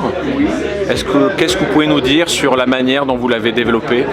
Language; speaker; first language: French; native; French